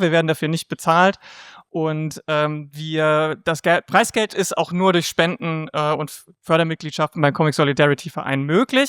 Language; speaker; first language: German; native; German